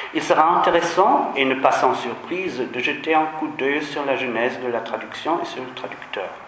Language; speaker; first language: French; non-native, fluent; German